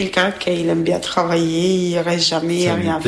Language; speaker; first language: French; non-native, learner; Albanian